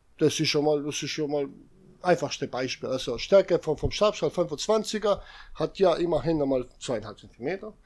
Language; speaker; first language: German; non-native, fluent; Serbian